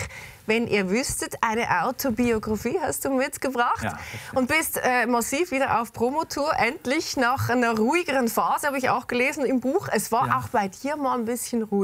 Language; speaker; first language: German; native; German